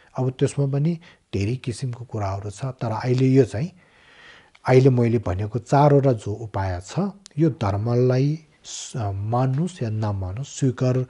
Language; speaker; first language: Nepali; non-native, local second language; Tibetan